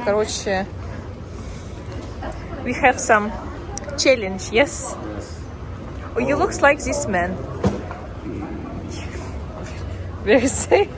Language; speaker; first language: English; non-native, learner; Russian